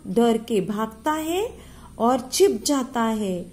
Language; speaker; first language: Hindi; non-native, local second language; Marathi